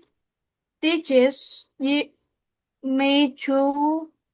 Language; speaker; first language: English; non-native, learner; Vietnamese